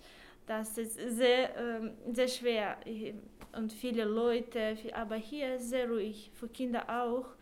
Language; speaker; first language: German; non-native, learner; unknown